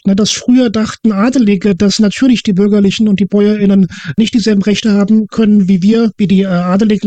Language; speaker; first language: German; native; German